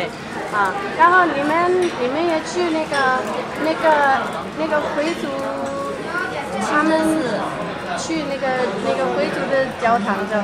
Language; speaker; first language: Chinese; non-native, fluent; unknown